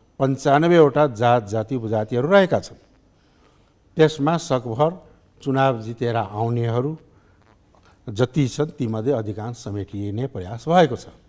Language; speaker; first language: Nepali; non-native, local second language; Maithili